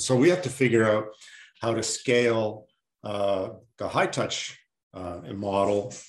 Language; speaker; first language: English; native; English